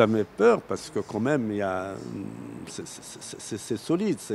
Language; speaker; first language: French; non-native, local second language; Arabic